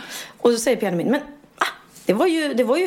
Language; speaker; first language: Swedish; native; Swedish